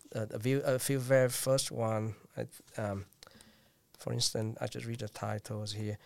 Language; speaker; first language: English; non-native, fluent; Vietnamese